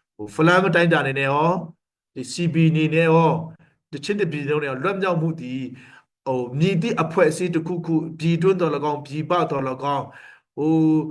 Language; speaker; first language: Burmese; non-native, local second language; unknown